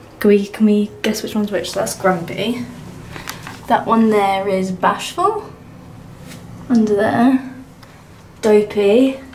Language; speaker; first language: English; native; English